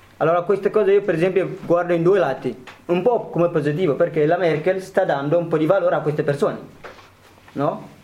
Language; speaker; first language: Italian; non-native, fluent; Tigrinya